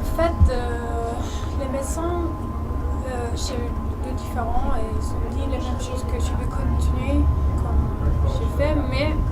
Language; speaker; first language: French; non-native, learner; Danish